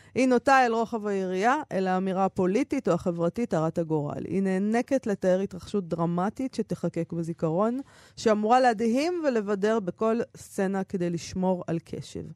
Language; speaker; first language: Hebrew; native; Hebrew